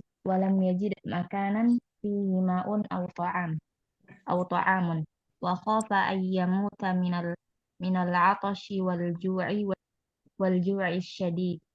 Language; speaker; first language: Arabic; non-native, learner; Indonesian